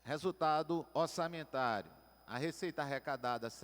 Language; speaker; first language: Portuguese; native; Portuguese